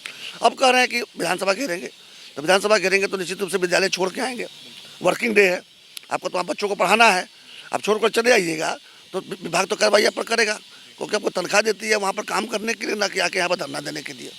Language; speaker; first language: Hindi; native; Hindi